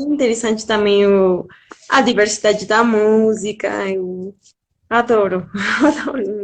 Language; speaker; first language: Portuguese; non-native, fluent; Spanish